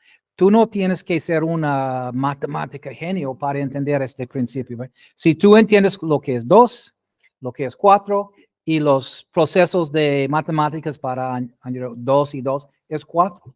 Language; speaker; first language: Spanish; non-native, fluent; English